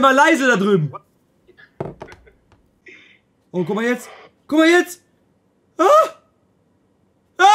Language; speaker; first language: German; native; German